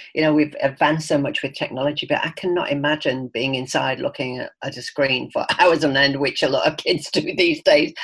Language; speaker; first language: English; native; English